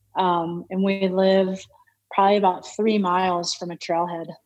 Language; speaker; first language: English; native; English